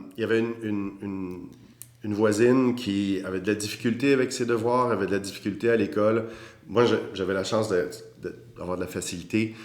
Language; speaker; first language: French; native; French